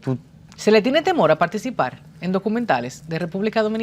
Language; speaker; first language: Spanish; native; Spanish